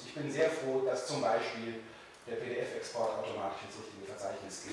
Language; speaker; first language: German; native; German